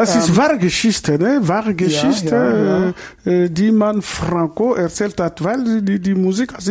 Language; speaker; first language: German; non-native, learner; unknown